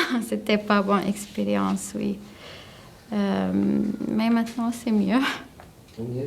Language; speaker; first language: French; non-native, learner; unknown